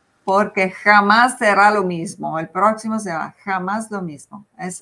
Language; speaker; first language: Spanish; non-native, fluent; Italian